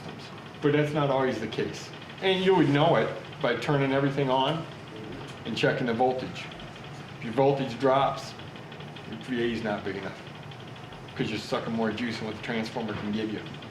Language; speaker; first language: English; native; English